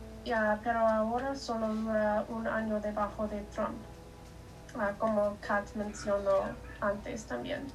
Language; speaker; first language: Spanish; non-native, learner; English